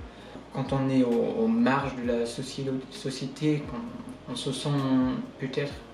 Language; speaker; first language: French; non-native, fluent; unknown